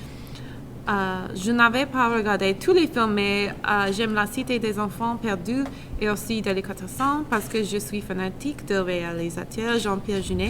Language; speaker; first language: French; non-native, learner; English